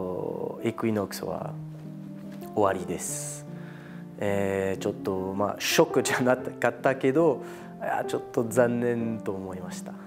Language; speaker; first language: Japanese; non-native, fluent; French